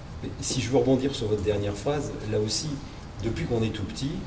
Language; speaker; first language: French; native; French